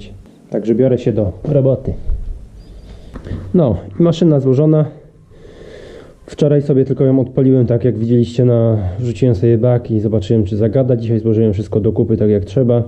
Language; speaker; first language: Polish; native; Polish